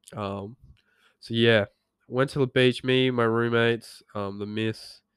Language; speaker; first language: English; native; English